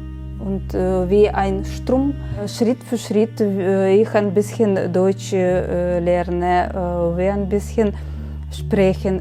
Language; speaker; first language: German; non-native, learner; Ukrainian